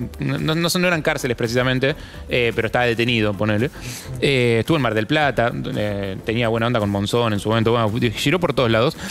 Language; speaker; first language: Spanish; native; Spanish